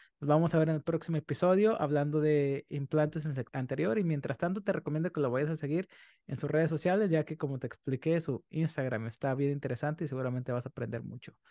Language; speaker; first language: Spanish; native; Spanish